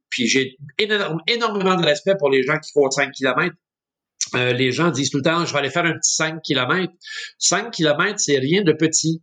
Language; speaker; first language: French; native; French